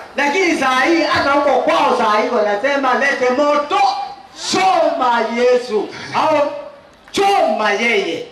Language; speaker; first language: Swahili; non-native, local second language; Kamba